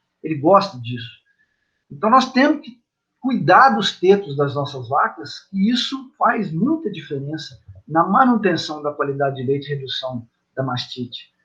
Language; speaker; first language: Portuguese; native; Portuguese